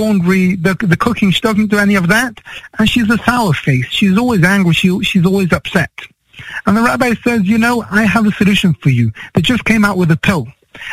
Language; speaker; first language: English; native; English